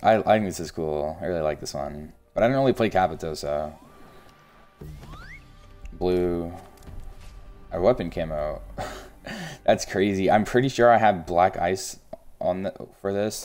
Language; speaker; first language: English; native; English